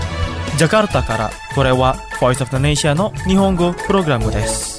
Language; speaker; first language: Japanese; non-native, fluent; Indonesian